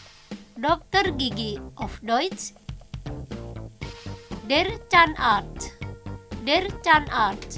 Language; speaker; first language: German; non-native, fluent; Indonesian